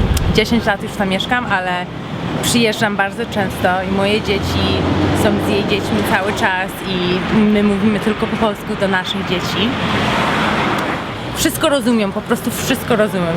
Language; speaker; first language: Polish; early bilingual, heritage; Polish